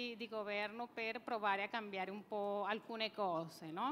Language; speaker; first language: Italian; non-native, fluent; Spanish